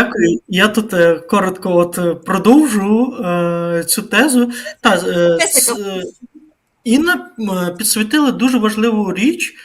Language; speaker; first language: Ukrainian; native; Ukrainian